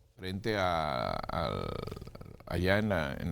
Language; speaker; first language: Spanish; native; Spanish